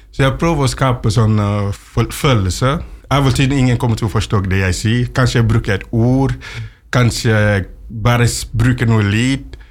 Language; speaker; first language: Norwegian; non-native, fluent; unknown